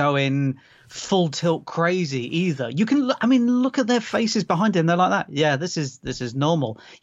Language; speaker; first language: English; native; English